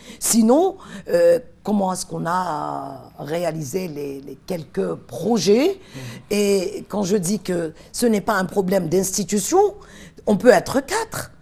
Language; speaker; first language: French; non-native, local second language; Arabic